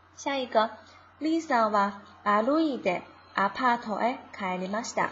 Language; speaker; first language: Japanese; non-native, fluent; Chinese